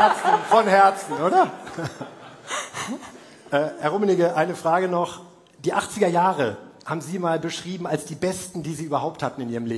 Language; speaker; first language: German; native; German